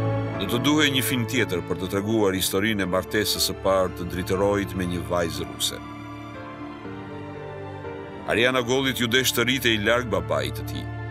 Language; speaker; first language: Albanian; native; Albanian